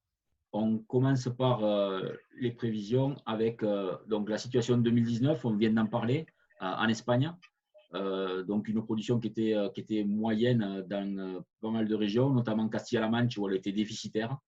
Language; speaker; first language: French; native; French